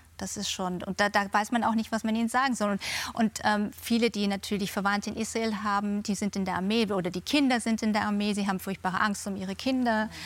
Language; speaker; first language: German; native; German